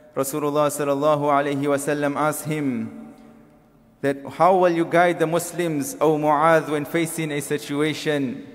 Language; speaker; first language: English; non-native, local second language; Malay